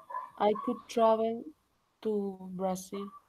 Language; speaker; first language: English; non-native, learner; Spanish